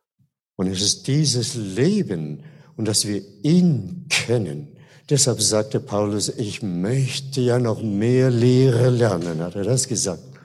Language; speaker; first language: German; non-native, fluent; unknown